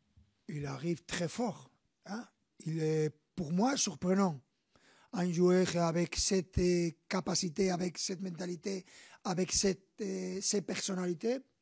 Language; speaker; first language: French; non-native, fluent; Spanish